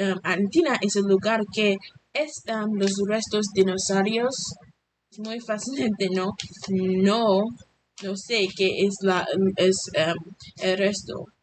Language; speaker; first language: Spanish; non-native, learner; English